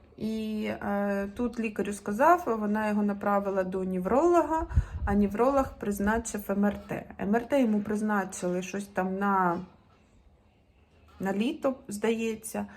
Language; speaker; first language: Ukrainian; native; Ukrainian